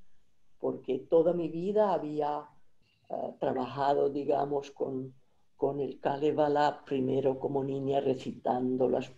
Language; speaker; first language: Spanish; non-native, fluent; Finnish